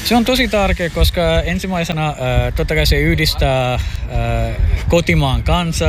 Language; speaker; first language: Finnish; non-native, fluent; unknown